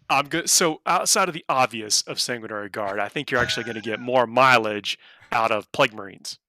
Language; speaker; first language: English; native; English